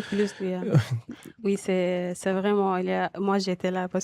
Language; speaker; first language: French; non-native, learner; Arabic